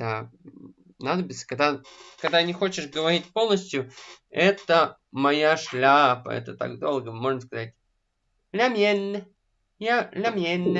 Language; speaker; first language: Russian; native; Russian